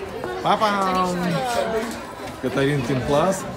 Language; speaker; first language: Russian; native; Russian